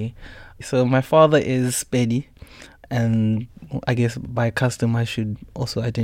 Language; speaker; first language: English; non-native, local second language; Tswana